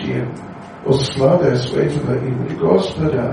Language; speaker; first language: Russian; non-native, learner; English